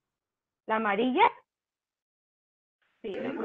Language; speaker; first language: Spanish; native; Spanish